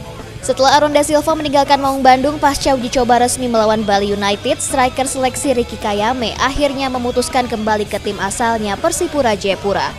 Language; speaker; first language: Indonesian; native; Indonesian